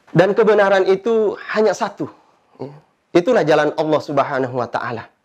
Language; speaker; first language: Malay; native; Malay